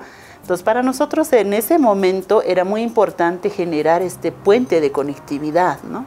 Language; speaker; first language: Spanish; non-native, local second language; Aymara